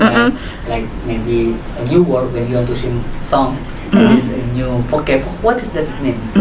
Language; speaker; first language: English; non-native, learner; Indonesian